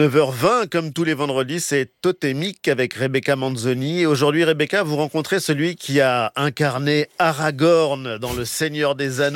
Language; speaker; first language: French; native; French